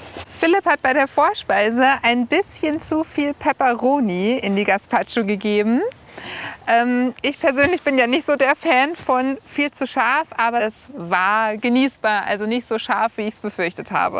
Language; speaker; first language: German; native; German